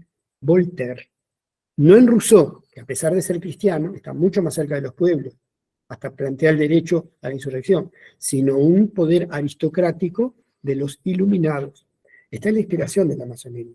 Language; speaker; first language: Spanish; native; Spanish